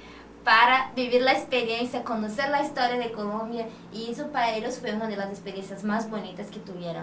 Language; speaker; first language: Spanish; non-native, fluent; Portuguese